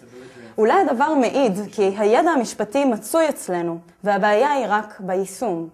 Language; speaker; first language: Hebrew; native; Hebrew